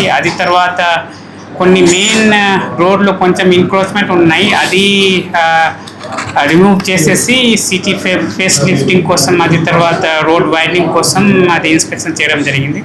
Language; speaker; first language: Telugu; non-native, fluent; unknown